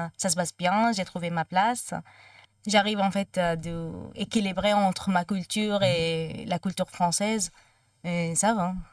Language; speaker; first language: French; non-native, fluent; Arabic